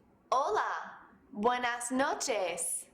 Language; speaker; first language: Spanish; non-native, fluent; English